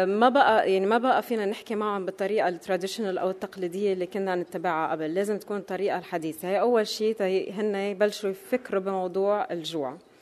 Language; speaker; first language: Arabic; native; Arabic